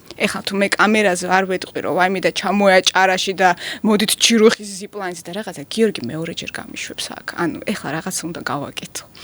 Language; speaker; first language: Georgian; non-native, local second language; Russian